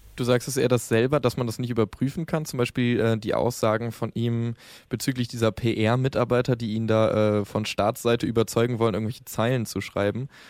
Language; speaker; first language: German; native; German